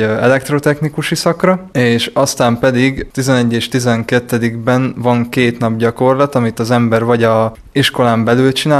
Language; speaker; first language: Hungarian; native; Hungarian